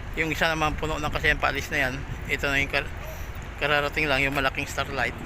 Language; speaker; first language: Filipino; non-native, local second language; Hiligaynon